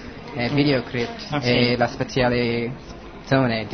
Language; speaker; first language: Italian; non-native, learner; English